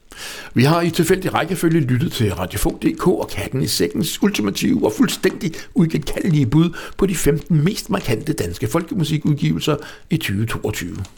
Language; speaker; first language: Danish; native; Danish